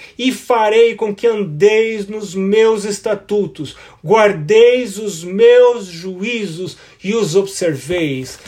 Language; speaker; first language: Portuguese; native; Portuguese